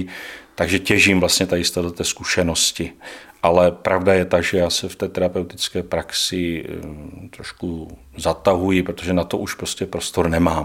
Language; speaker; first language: Czech; native; Czech